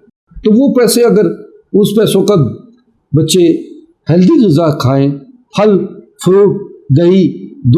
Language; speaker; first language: Urdu; native; Urdu